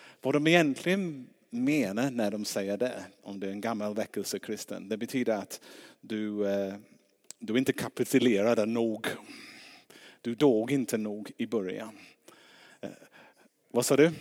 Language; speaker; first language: Swedish; non-native, fluent; English